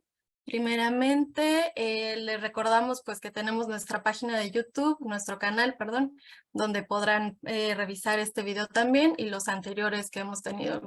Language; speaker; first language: Spanish; native; Spanish